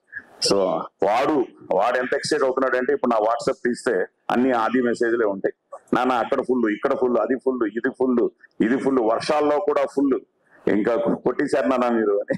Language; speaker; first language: Telugu; native; Telugu